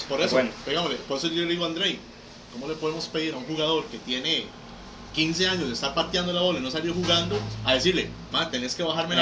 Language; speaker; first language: Spanish; native; Spanish